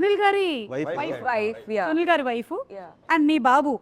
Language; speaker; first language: Telugu; non-native, local second language; Malayalam